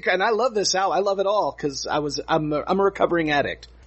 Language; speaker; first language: English; native; English